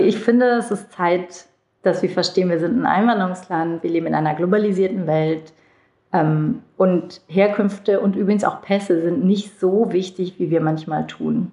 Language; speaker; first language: German; early bilingual, other home language; Turkish